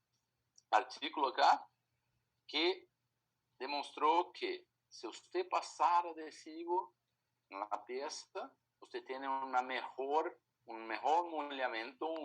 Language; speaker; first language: Spanish; non-native, fluent; Portuguese